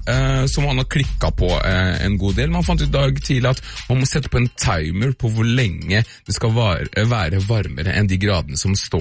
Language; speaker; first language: Norwegian; native; Norwegian